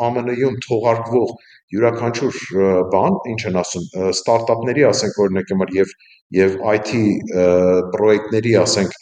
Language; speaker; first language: Armenian; native; Armenian